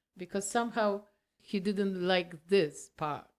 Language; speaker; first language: English; non-native, learner; Polish